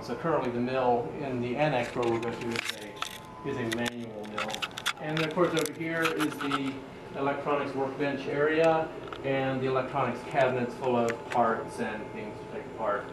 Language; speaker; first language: English; native; English